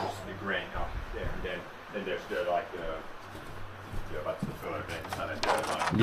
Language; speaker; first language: English; non-native, fluent; Swedish